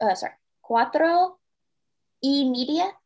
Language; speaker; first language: Spanish; non-native, learner; English